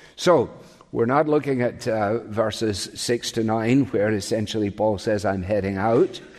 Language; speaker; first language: English; native; English